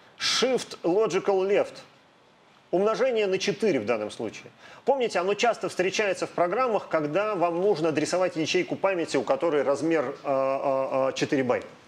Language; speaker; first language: Russian; native; Russian